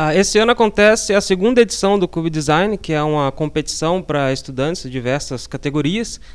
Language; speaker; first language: Portuguese; native; Portuguese